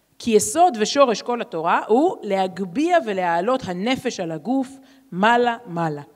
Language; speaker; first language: Hebrew; native; Hebrew